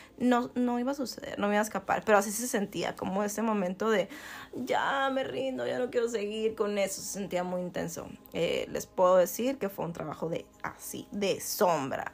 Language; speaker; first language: Spanish; native; Spanish